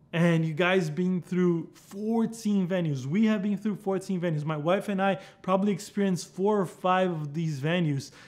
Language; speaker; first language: English; non-native, fluent; Portuguese